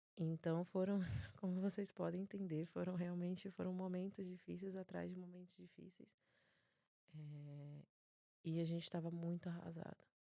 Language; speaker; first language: Portuguese; native; Portuguese